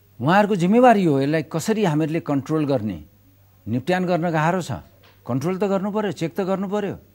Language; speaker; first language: Nepali; native; Nepali